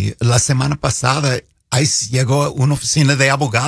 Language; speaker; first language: Spanish; non-native, fluent; English